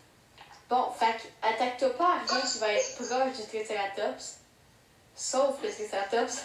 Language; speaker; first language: French; native; French